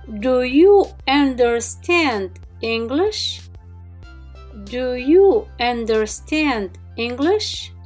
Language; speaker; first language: English; non-native, fluent; Arabic